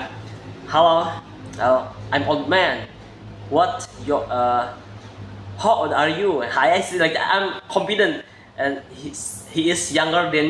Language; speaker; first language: English; non-native, learner; Indonesian